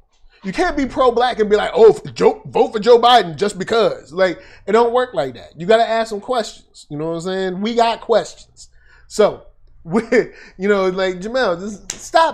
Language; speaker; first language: English; native; English